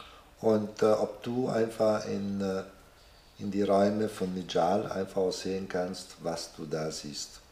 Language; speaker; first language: German; non-native, fluent; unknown